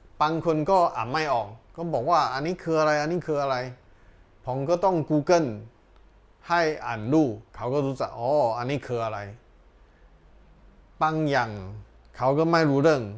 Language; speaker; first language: Thai; non-native, learner; Chinese